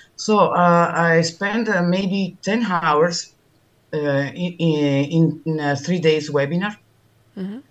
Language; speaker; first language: English; non-native, learner; Italian